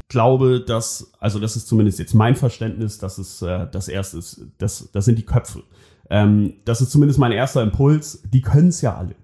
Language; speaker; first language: German; native; German